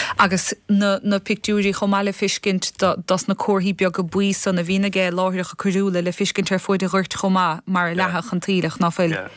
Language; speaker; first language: Irish; native; Irish